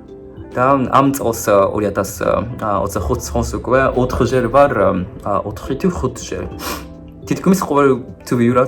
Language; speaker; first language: Georgian; non-native, fluent; Japanese